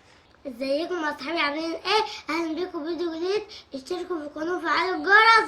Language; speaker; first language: Arabic; native; Arabic